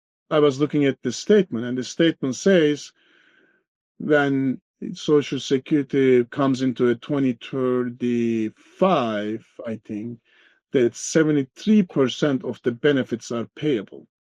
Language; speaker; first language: English; non-native, fluent; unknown